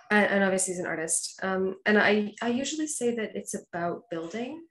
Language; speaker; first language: English; native; English